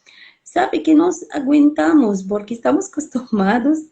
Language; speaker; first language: Portuguese; non-native, fluent; Arabic